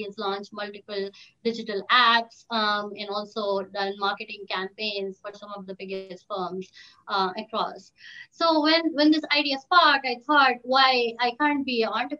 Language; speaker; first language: English; non-native, local second language; Hindi